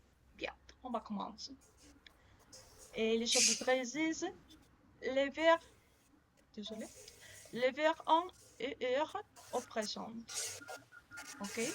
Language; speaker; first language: French; non-native, learner; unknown